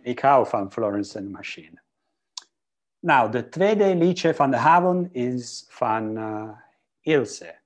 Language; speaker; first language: Dutch; non-native, fluent; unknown